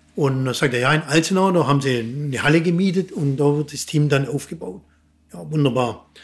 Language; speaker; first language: German; native; German